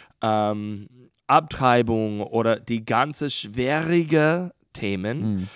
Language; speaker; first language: German; non-native, learner; English